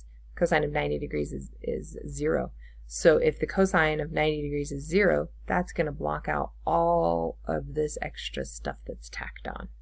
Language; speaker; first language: English; native; English